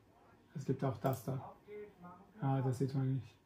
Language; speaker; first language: German; non-native, fluent; Italian